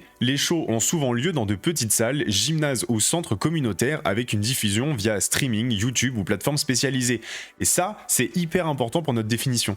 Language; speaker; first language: French; native; French